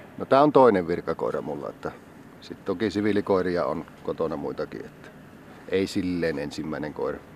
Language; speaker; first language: Finnish; native; Finnish